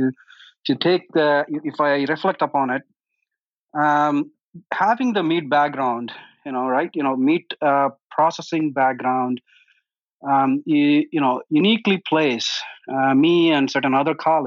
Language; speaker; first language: English; non-native, local second language; Telugu